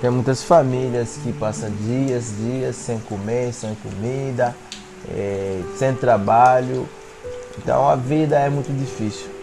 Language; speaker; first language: Portuguese; non-native, fluent; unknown